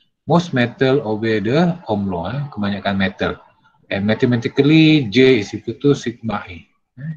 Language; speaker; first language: English; non-native, local second language; Malay